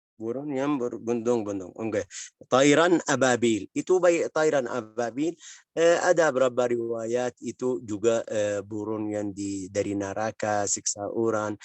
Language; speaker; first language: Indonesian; non-native, learner; Arabic